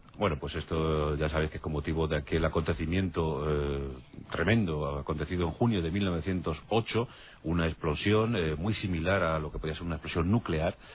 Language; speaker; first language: Spanish; native; Spanish